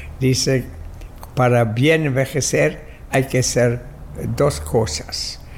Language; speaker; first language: Spanish; non-native, fluent; German